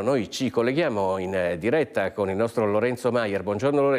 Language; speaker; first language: Italian; native; Italian